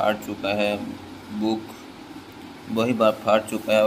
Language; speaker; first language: Hindi; non-native, local second language; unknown